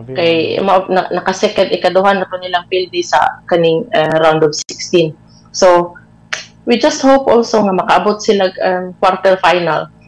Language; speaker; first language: Cebuano; non-native, local second language; Aklanon